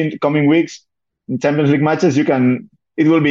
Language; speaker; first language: English; non-native, fluent; Spanish